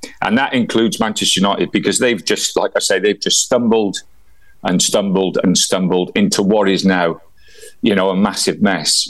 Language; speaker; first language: English; native; English